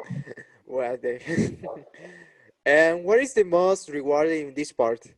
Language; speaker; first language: English; non-native, learner; Spanish